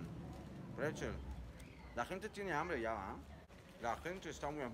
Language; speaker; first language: Spanish; native; Spanish